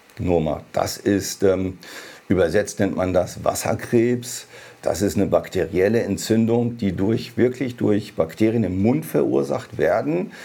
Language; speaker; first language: German; native; German